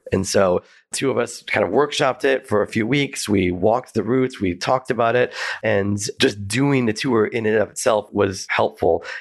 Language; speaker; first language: English; native; English